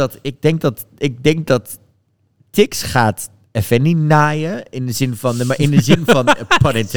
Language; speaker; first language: Dutch; native; Dutch